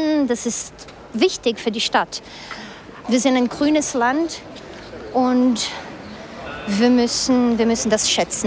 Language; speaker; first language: German; early bilingual, other home language; Portuguese